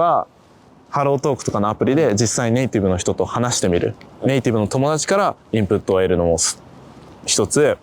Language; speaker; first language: Japanese; native; Japanese